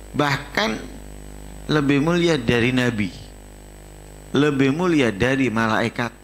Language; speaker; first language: Indonesian; non-native, local second language; Javanese